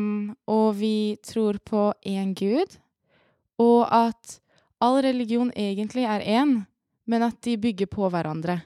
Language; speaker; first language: Norwegian; early bilingual, other home language; Persian